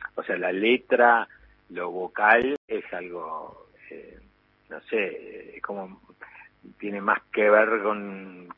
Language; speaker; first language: Spanish; native; Spanish